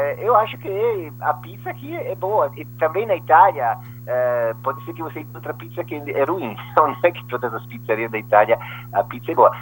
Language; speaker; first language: Portuguese; non-native, fluent; Italian